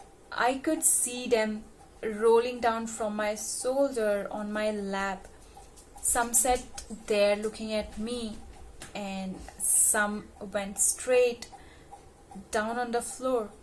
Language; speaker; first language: English; non-native, local second language; Hindi